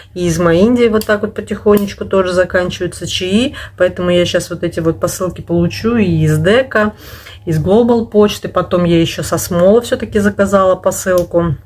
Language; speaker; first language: Russian; native; Russian